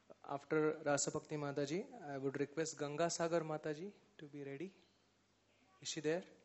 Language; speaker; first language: English; non-native, local second language; Marathi